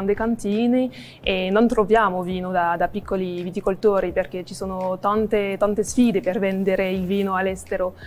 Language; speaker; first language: Italian; non-native, fluent; French